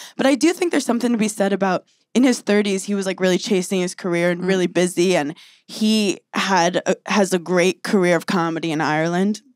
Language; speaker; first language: English; native; English